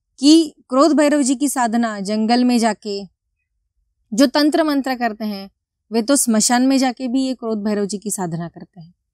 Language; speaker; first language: Hindi; non-native, local second language; Marathi